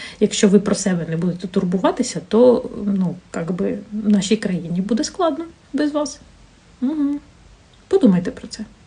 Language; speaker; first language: Ukrainian; non-native, local second language; Russian